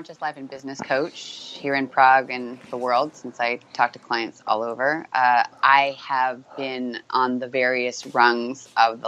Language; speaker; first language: English; native; English